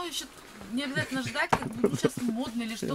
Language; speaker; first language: Russian; native; Russian